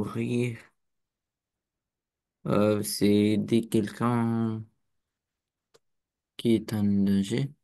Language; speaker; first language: French; non-native, learner; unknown